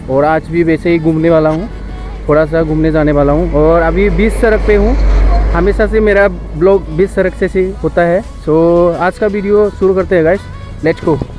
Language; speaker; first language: Hindi; non-native, local second language; Bodo